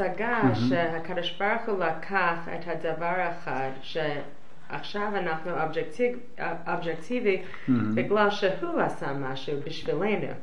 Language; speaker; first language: Hebrew; non-native, fluent; English